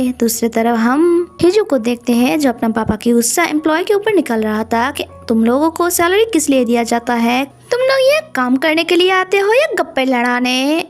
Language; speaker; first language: Hindi; non-native, local second language; Bangla